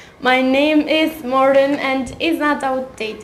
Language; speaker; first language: English; non-native, learner; Uzbek